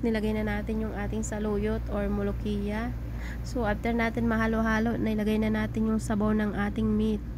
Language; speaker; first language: Filipino; native; Filipino